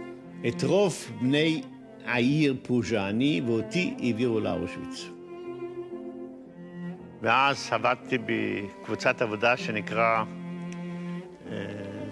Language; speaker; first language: Hebrew; non-native, fluent; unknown